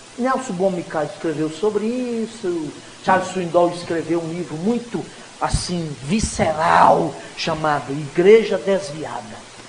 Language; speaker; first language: Portuguese; native; Portuguese